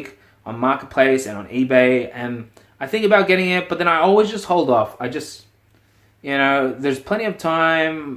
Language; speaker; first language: English; native; English